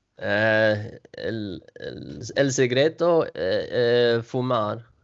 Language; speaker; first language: Italian; non-native, learner; Swedish